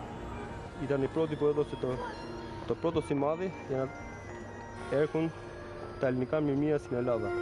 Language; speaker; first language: Greek; non-native, fluent; Albanian